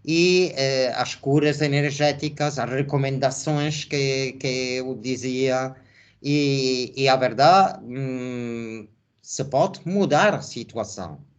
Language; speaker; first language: Portuguese; non-native, fluent; Spanish